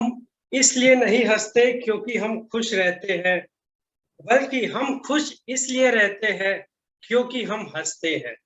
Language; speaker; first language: Hindi; native; Hindi